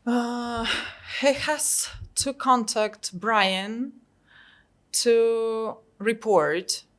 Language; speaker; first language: English; non-native, fluent; Ukrainian